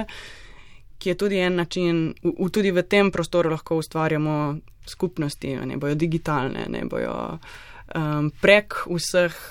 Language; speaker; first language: Slovenian; native; Slovenian